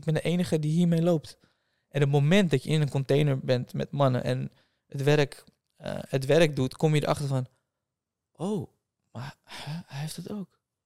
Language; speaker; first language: Dutch; native; Dutch